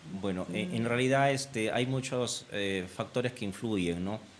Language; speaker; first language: Spanish; native; Spanish